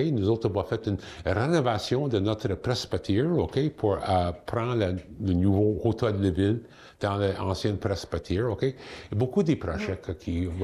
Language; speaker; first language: French; non-native, local second language; English